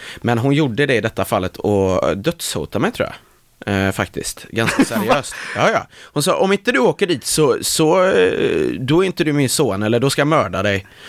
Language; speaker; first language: Swedish; native; Swedish